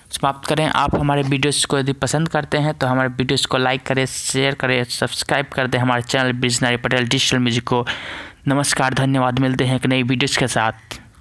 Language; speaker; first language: Hindi; native; Hindi